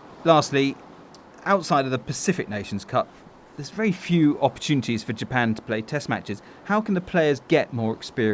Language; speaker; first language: English; native; English